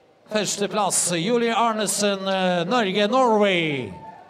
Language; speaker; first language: English; non-native, fluent; Latvian